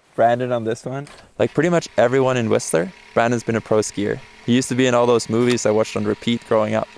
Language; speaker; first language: English; non-native, fluent; Norwegian